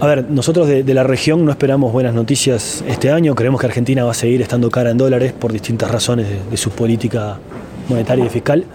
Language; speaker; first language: Spanish; native; Spanish